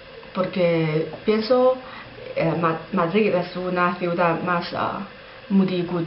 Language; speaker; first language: Spanish; non-native, learner; Chinese